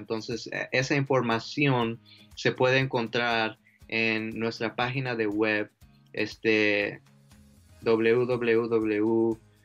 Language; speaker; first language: Spanish; early bilingual, heritage; Spanish